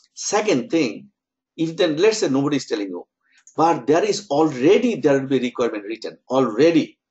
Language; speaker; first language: English; non-native, local second language; Bangla